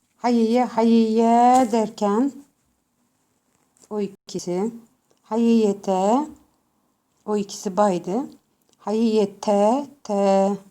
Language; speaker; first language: Turkish; native; Turkish